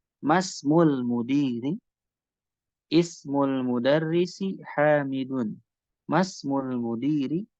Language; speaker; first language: Arabic; non-native, fluent; Indonesian